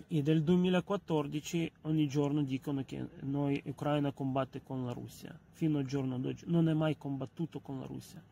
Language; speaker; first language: Italian; non-native, fluent; Ukrainian